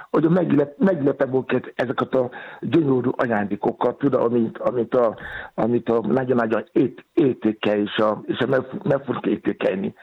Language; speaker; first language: Hungarian; non-native, fluent; Yoruba